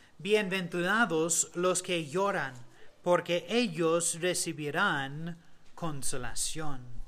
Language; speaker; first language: Spanish; non-native, fluent; English